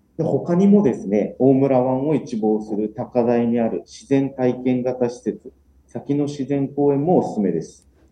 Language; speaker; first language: Japanese; native; Japanese